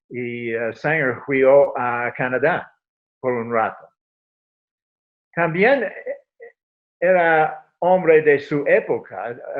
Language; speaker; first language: Spanish; non-native, fluent; English